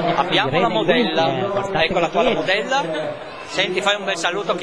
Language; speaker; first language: Italian; native; Italian